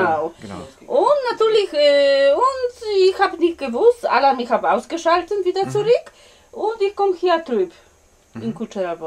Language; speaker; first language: German; non-native, learner; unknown